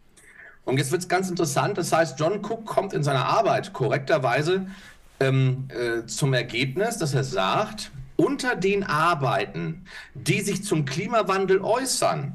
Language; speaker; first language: German; native; German